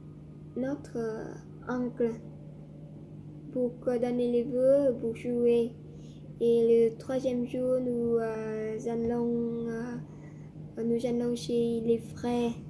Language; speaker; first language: French; non-native, learner; Vietnamese